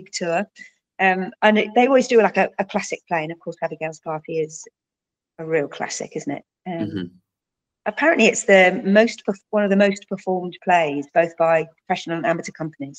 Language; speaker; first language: English; native; English